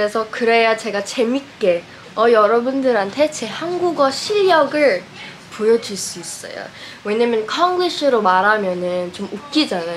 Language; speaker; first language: Korean; non-native, fluent; English